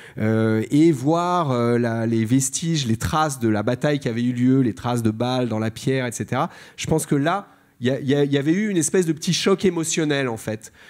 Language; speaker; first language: French; native; French